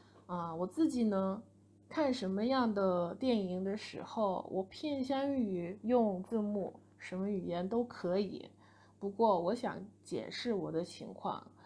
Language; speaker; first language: Chinese; non-native, fluent; English